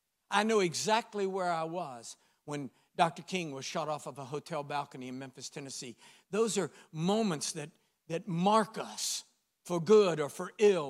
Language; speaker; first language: English; native; English